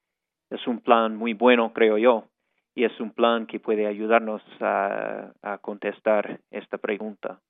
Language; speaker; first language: Spanish; non-native, fluent; English